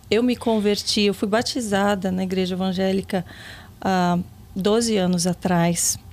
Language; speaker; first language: Portuguese; native; Portuguese